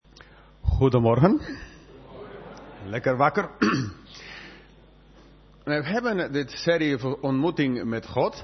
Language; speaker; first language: Dutch; non-native, fluent; English